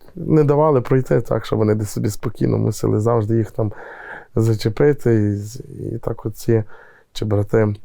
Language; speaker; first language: Ukrainian; native; Ukrainian